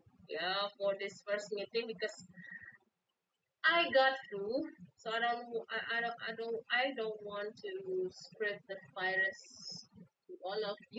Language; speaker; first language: English; non-native, fluent; Indonesian